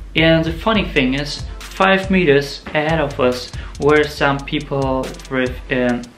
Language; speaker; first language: English; non-native, fluent; Russian